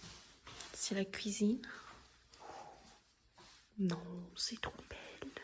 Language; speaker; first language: French; non-native, learner; English